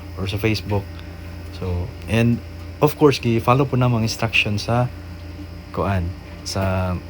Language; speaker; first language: Cebuano; native; Cebuano